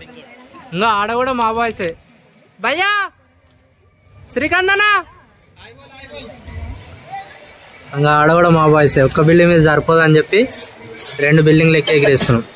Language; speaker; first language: Telugu; native; Telugu